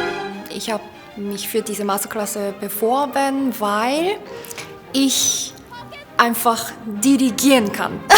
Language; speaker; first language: German; non-native, fluent; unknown